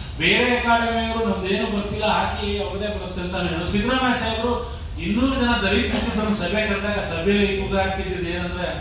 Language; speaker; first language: Kannada; non-native, local second language; Lambadi